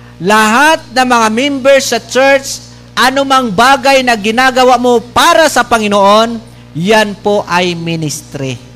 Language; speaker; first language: Filipino; non-native, local second language; Bikol